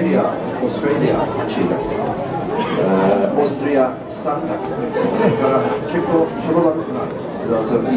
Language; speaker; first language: Japanese; non-native, learner; Czech